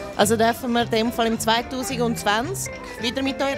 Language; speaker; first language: German; native; German